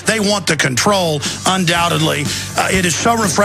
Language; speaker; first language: English; native; English